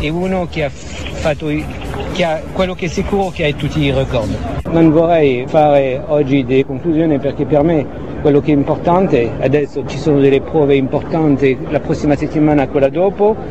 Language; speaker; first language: Italian; non-native, fluent; French